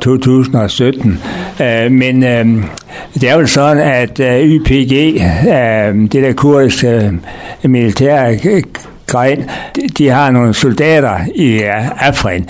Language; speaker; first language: Danish; native; Danish